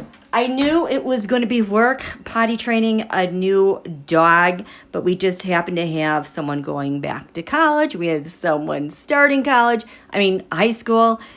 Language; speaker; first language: English; native; English